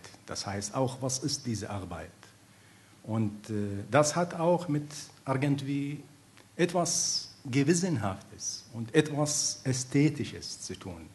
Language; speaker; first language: German; non-native, fluent; Arabic